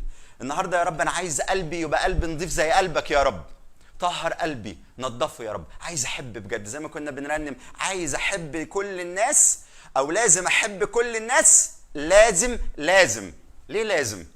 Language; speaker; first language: Arabic; native; Arabic